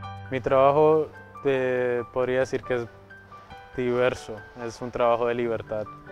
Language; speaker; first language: Spanish; early bilingual, heritage; Spanish